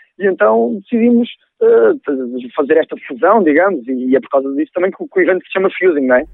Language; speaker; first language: Portuguese; native; Portuguese